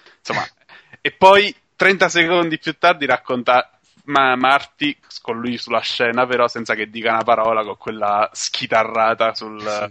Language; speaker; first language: Italian; native; Italian